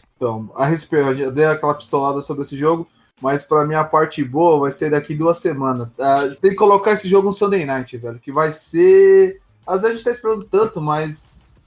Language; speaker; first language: Portuguese; native; Portuguese